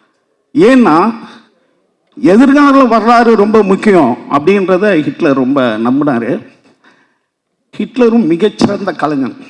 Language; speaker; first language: Tamil; native; Tamil